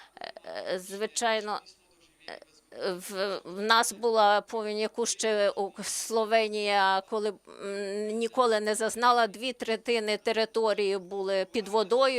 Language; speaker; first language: Ukrainian; non-native, learner; Slovenian